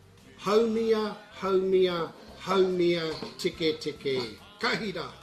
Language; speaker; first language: Māori; non-native, local second language; English